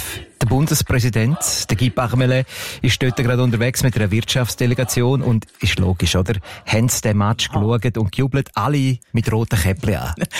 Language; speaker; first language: German; native; German